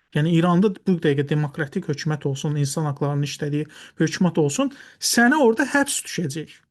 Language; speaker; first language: Azerbaijani; non-native, local second language; Talysh